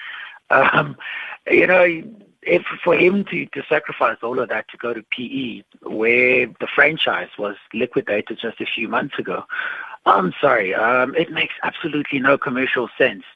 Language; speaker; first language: English; non-native, local second language; Xhosa